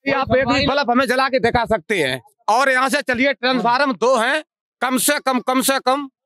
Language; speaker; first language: Hindi; native; Hindi